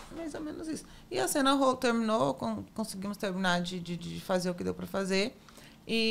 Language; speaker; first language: Portuguese; native; Portuguese